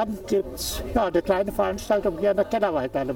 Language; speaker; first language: German; native; German